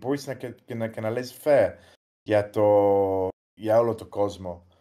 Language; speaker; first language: Greek; early bilingual, heritage; English